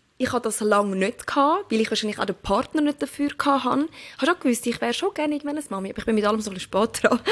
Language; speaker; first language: German; early bilingual, other home language; Turkish